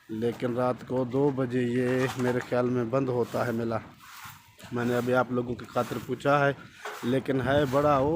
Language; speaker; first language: Hindi; non-native, local second language; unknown